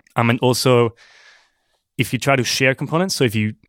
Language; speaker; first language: English; non-native, fluent; German